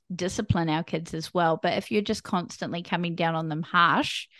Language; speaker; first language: English; native; English